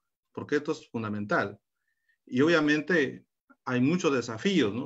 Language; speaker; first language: Spanish; native; Spanish